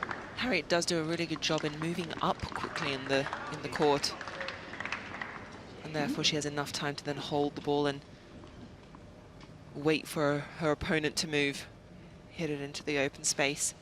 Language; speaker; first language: English; native; English